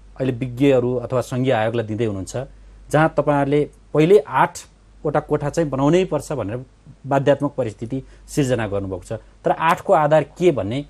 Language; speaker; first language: Nepali; native; Nepali